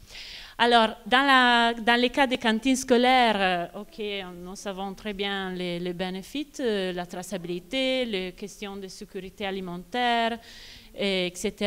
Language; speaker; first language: French; non-native, fluent; Italian